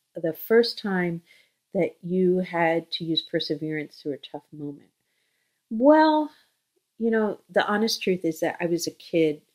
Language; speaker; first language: English; native; English